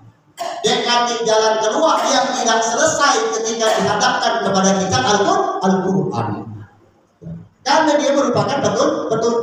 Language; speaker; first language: Indonesian; native; Indonesian